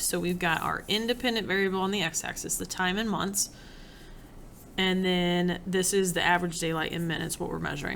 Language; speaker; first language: English; native; English